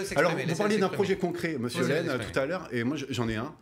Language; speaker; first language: French; native; French